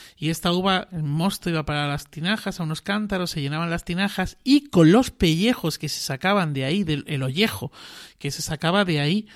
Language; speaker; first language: Spanish; native; Spanish